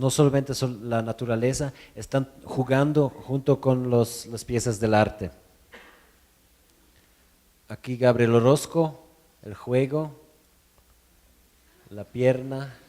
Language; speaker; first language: Spanish; non-native, fluent; German